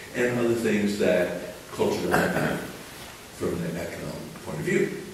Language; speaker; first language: English; native; English